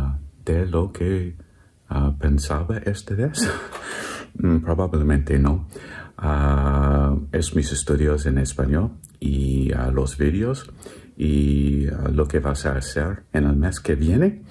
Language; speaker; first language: Spanish; non-native, learner; English